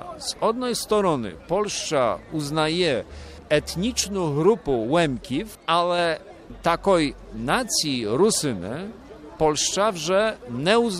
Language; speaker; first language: Ukrainian; early bilingual, heritage; Rusyn